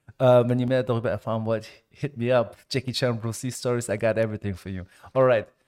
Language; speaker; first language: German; early bilingual, other home language; Arabic